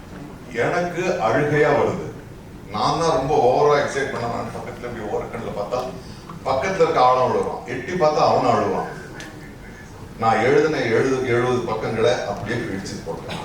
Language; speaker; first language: Tamil; native; Tamil